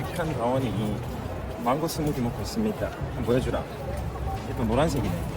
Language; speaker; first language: Korean; native; Korean